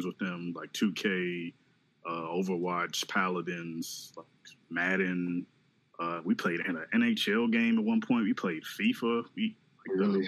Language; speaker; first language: English; native; English